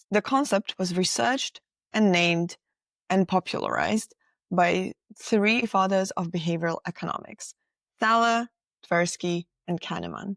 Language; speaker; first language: English; non-native, fluent; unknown